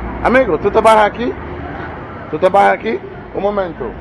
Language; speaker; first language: Spanish; non-native, learner; English